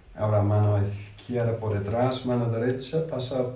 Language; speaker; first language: Spanish; non-native, fluent; English